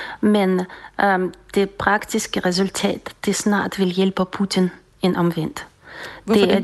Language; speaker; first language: Danish; non-native, fluent; Russian